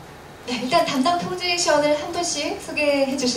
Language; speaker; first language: Korean; native; Korean